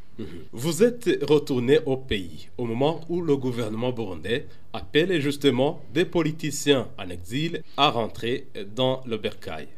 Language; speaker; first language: French; non-native, local second language; Rundi